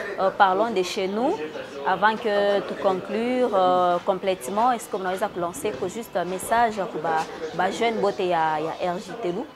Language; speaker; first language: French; non-native, local second language; Swahili